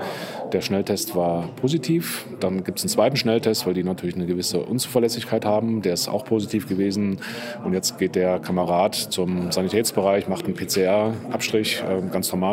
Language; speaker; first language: German; native; German